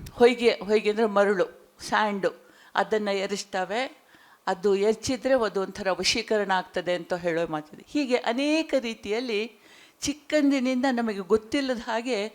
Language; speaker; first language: Kannada; non-native, local second language; Konkani